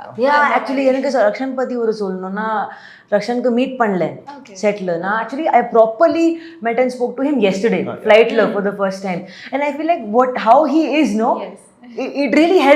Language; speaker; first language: Tamil; non-native, learner; Hindi